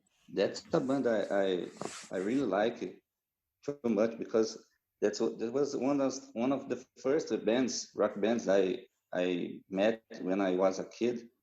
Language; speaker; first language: English; non-native, fluent; Portuguese